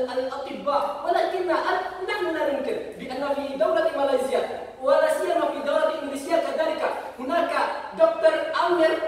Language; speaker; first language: Arabic; non-native, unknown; Indonesian